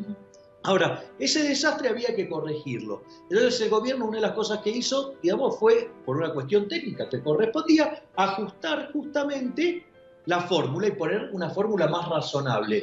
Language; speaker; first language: Spanish; native; Spanish